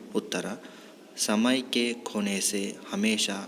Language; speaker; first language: Hindi; non-native, local second language; Kannada